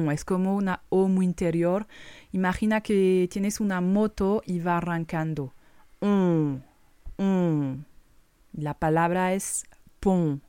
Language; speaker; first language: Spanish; non-native, fluent; French